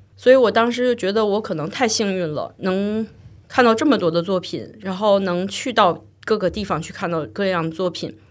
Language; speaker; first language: Chinese; native; Chinese